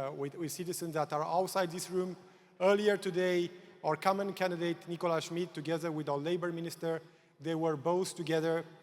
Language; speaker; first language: English; non-native, fluent; Romanian